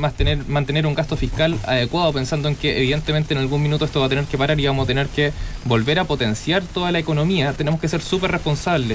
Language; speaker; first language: Spanish; native; Spanish